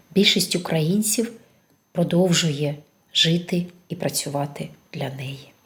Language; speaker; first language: Ukrainian; non-native, local second language; Russian